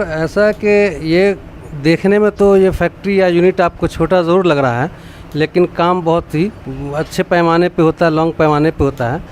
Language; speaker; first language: Hindi; native; Hindi